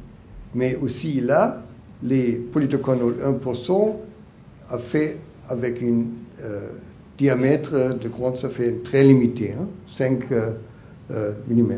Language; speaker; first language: French; non-native, learner; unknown